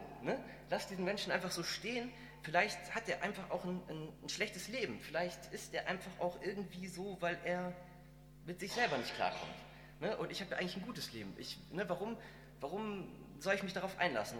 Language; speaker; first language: German; native; German